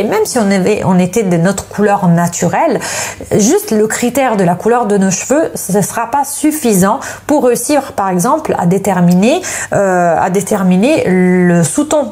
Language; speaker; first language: French; non-native, fluent; Italian